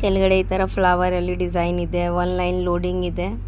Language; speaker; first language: Kannada; non-native, local second language; Urdu